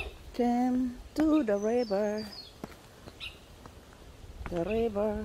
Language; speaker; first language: English; non-native, learner; Filipino